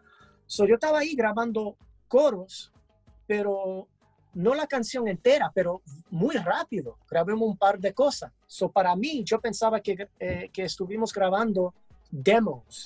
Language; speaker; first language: Spanish; early bilingual, heritage; English